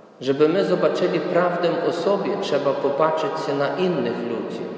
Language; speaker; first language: Polish; non-native, fluent; Ukrainian